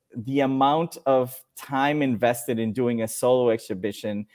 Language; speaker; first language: English; non-native, fluent; Spanish